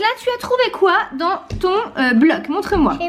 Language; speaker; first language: French; native; French